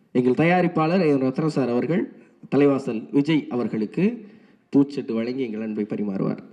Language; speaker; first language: Tamil; native; Tamil